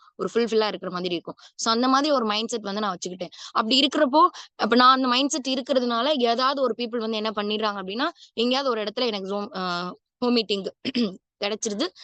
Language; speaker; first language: Tamil; native; Tamil